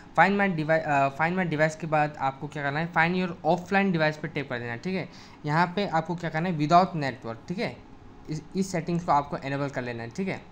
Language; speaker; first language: Hindi; native; Hindi